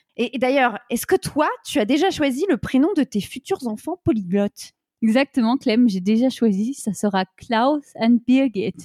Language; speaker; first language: French; native; French